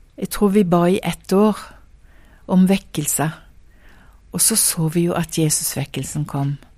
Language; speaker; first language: Norwegian; early bilingual, heritage; Norwegian